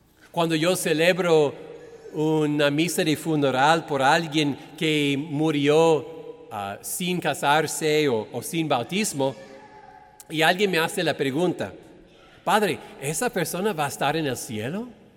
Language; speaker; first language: Spanish; non-native, fluent; English